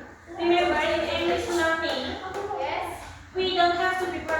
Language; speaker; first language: English; non-native, learner; Indonesian